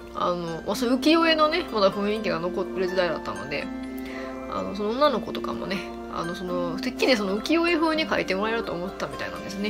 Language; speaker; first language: Japanese; native; Japanese